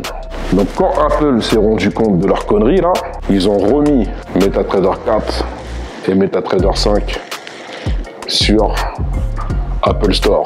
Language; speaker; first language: French; native; French